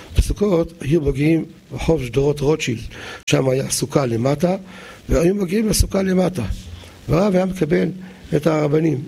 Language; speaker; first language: Hebrew; native; Hebrew